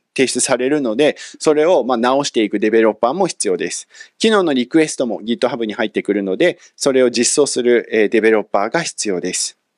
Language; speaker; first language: Japanese; early bilingual, other home language; English